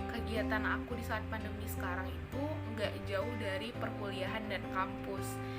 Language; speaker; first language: Indonesian; native; Indonesian